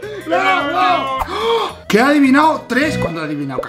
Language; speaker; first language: Spanish; native; Spanish